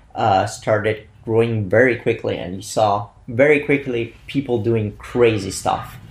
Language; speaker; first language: English; non-native, fluent; Italian